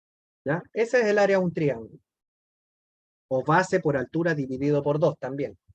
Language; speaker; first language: Spanish; native; Spanish